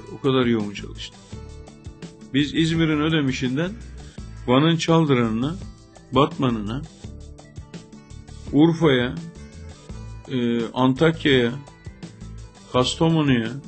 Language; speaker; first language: Turkish; native; Turkish